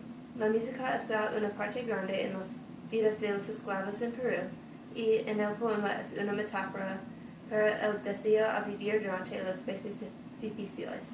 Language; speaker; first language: Spanish; non-native, learner; English